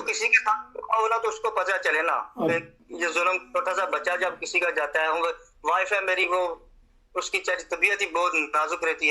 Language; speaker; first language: Hindi; non-native, local second language; Punjabi